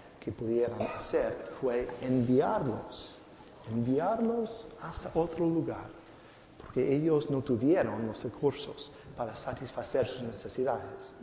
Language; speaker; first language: Spanish; non-native, fluent; English